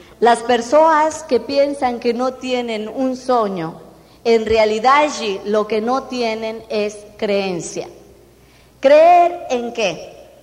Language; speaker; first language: Spanish; non-native, fluent; Portuguese